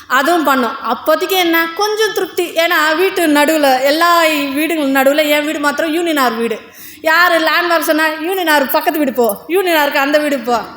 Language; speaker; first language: Tamil; non-native, local second language; Telugu